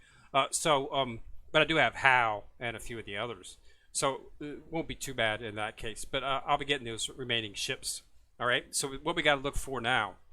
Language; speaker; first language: English; native; English